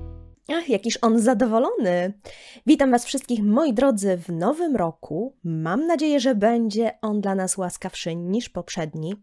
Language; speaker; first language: Polish; native; Polish